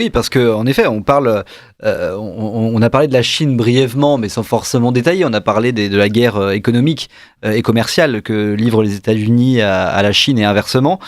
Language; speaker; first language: French; native; French